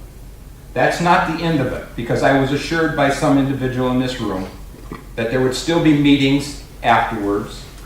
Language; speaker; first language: English; native; English